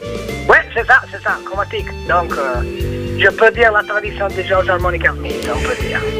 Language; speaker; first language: French; non-native, learner; Italian